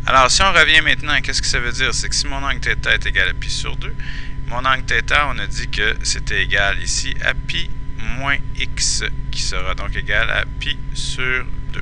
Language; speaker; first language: French; native; French